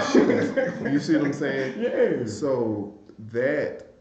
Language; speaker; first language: English; native; English